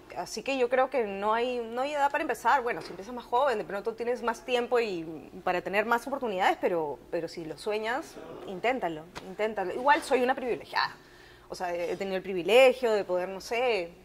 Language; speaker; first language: Spanish; native; Spanish